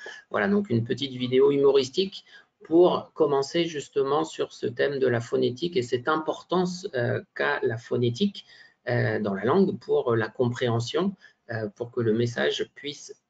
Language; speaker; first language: French; native; French